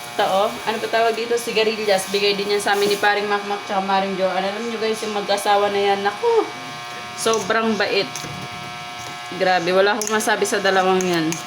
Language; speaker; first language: Filipino; native; Filipino